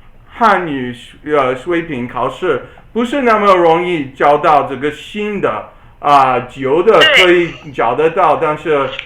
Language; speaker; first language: Chinese; non-native, learner; English